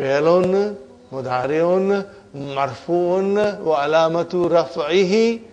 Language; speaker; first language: Arabic; non-native, fluent; English